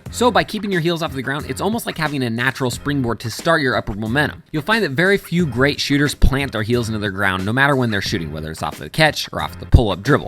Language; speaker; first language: English; native; English